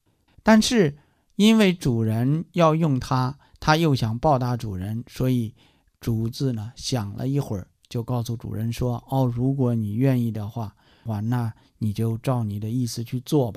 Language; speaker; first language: Chinese; native; Chinese